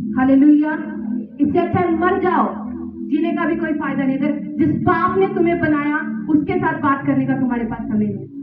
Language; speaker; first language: Hindi; native; Hindi